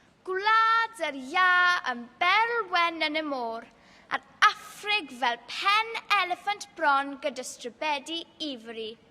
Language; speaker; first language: Welsh; non-native, local second language; English